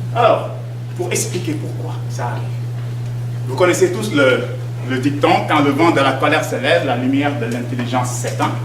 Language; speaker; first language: French; non-native, local second language; Wolof